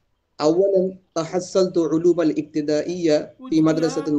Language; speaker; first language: Arabic; non-native, learner; Bangla